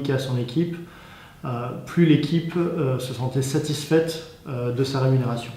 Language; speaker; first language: French; native; French